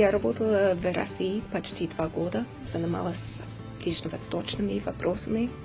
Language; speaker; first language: Russian; non-native, fluent; English